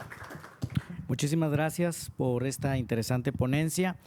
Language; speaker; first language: Spanish; native; Spanish